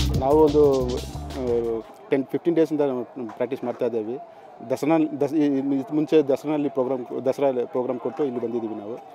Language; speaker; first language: Kannada; non-native, fluent; Hindi